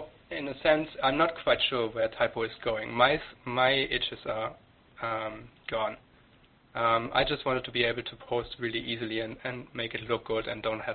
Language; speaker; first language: English; non-native, fluent; German